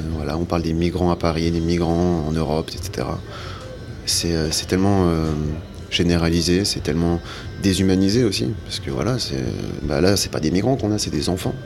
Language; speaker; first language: French; native; French